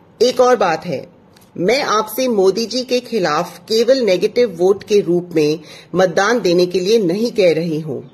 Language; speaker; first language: Hindi; non-native, local second language; English